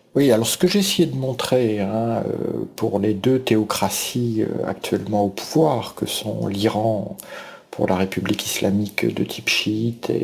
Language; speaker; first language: French; native; French